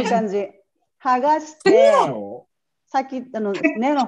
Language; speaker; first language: Japanese; native; Japanese